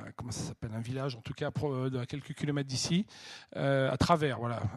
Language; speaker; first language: French; native; French